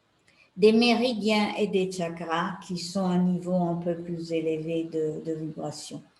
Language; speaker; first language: French; non-native, fluent; Italian